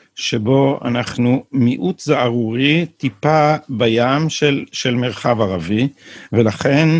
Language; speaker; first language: Hebrew; native; Hebrew